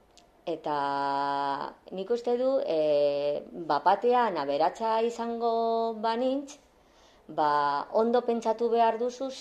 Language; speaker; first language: Basque; non-native, local second language; Spanish